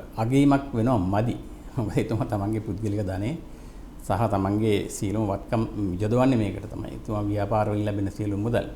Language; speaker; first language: Sinhala; native; Sinhala